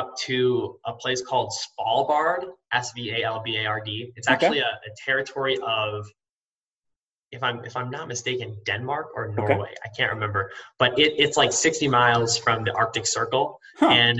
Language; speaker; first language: English; native; English